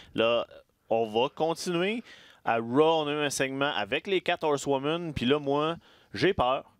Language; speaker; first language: French; native; French